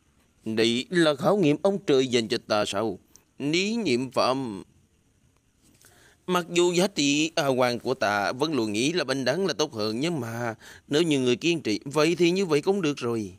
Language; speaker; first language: Vietnamese; native; Vietnamese